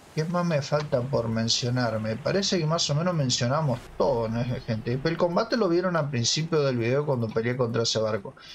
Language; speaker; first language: Spanish; native; Spanish